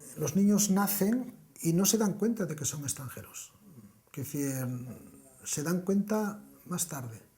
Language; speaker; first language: Spanish; native; Spanish